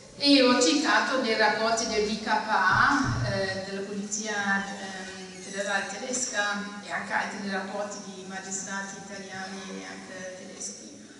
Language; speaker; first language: Italian; non-native, fluent; German